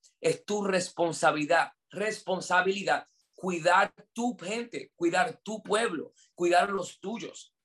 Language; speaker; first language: Spanish; non-native, fluent; English